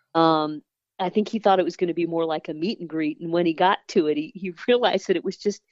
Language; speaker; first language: English; native; English